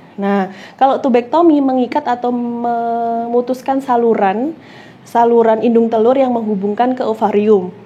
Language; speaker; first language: Indonesian; native; Indonesian